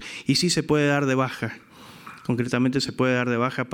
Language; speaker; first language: Spanish; native; Spanish